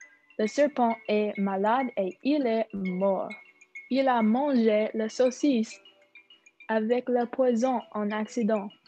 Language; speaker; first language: French; non-native, learner; English